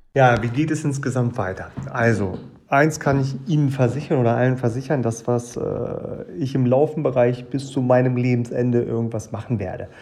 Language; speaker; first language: German; early bilingual, other home language; Russian